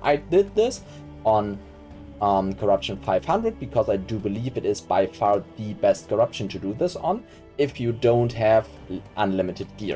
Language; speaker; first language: English; non-native, fluent; German